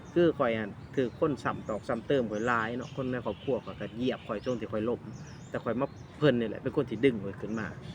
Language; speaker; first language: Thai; non-native, fluent; Lao